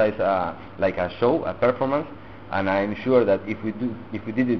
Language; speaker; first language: English; non-native, learner; Spanish